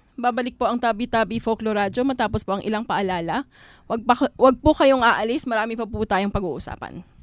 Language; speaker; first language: Filipino; native; Filipino